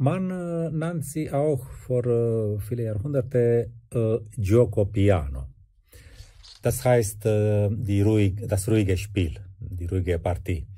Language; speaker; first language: German; non-native, fluent; Romanian